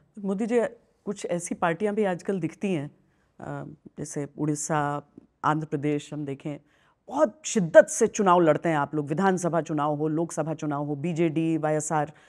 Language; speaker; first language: Hindi; native; Hindi